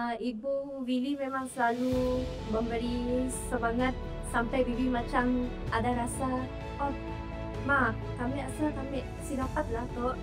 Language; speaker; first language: Malay; non-native, local second language; Iban